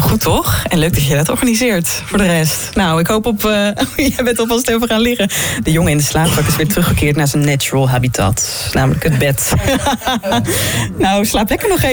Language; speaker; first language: Dutch; native; Dutch